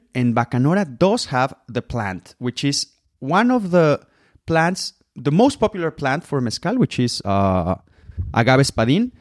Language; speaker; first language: English; non-native, fluent; Spanish